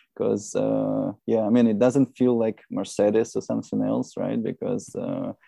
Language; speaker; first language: English; non-native, fluent; Russian